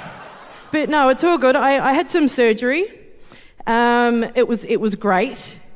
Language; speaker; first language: English; native; English